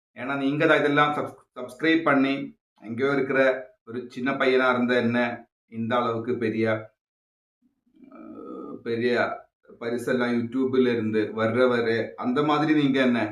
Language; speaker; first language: Tamil; non-native, local second language; Malayalam